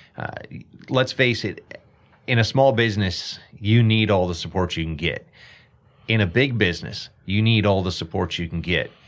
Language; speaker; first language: English; native; English